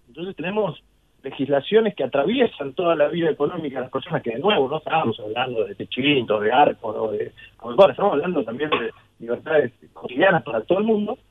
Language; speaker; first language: Spanish; native; Spanish